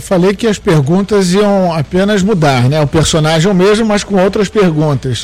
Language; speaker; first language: Portuguese; native; Portuguese